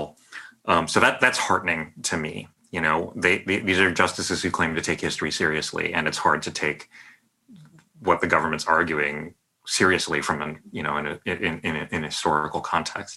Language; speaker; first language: English; native; English